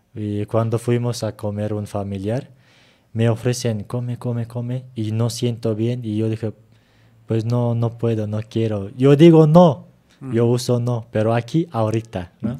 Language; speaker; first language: Spanish; non-native, fluent; Turkish